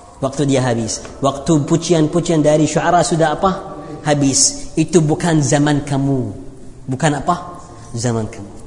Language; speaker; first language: Malay; non-native, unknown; Arabic